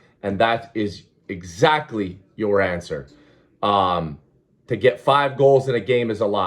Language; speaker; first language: English; native; English